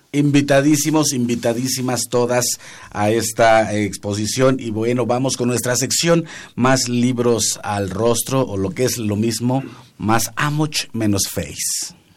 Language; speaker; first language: Spanish; non-native, local second language; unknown